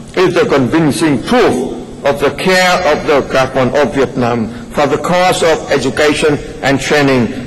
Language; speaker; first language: English; non-native, fluent; Vietnamese